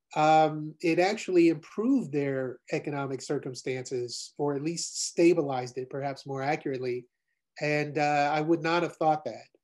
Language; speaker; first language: English; native; English